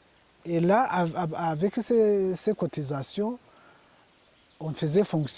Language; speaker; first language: French; non-native, local second language; Kinyarwanda